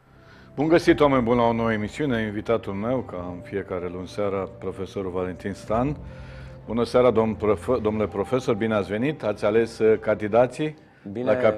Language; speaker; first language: Romanian; native; Romanian